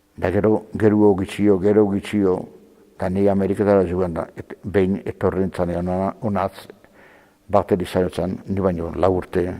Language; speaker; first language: Basque; native; Basque